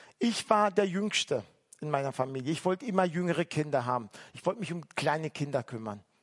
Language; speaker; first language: German; early bilingual, other home language; Turkish